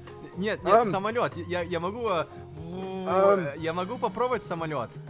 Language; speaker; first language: Russian; early bilingual, heritage; Russian